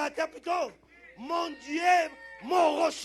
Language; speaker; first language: French; non-native, local second language; Lingala